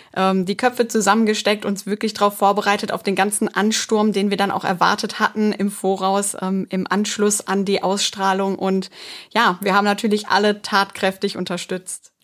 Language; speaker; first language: German; native; German